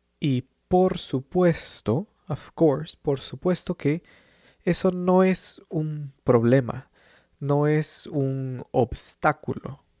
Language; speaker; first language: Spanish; native; Spanish